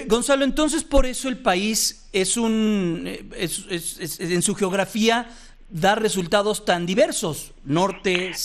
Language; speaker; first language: Spanish; native; Spanish